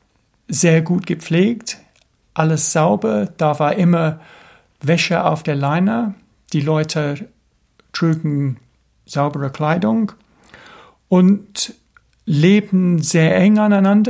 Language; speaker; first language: German; non-native, fluent; English